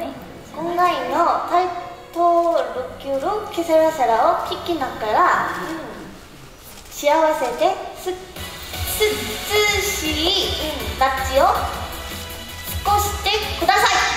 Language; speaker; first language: Japanese; non-native, learner; Korean